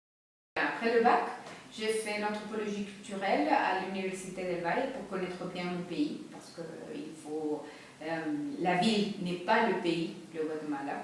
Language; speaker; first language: French; non-native, fluent; Spanish